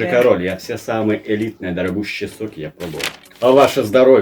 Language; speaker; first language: Russian; native; Russian